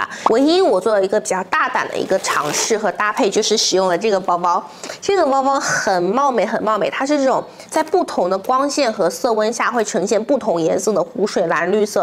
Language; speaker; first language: Chinese; native; Chinese